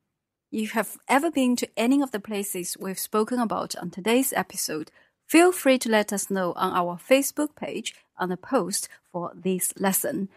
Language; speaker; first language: English; non-native, fluent; Chinese